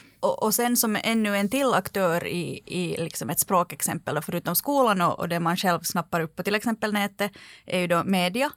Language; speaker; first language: Swedish; native; Swedish